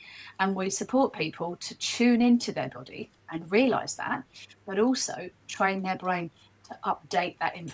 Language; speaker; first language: English; native; English